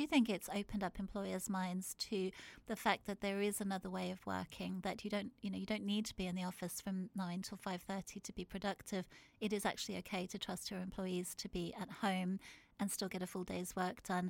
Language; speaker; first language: English; native; English